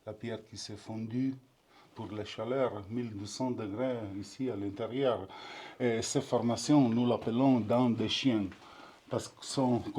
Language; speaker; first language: French; non-native, learner; Italian